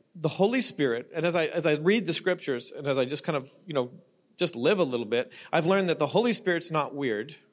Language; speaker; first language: English; native; English